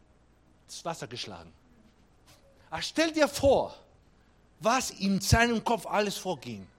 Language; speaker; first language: German; non-native, fluent; Spanish